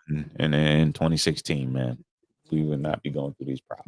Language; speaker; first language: English; native; English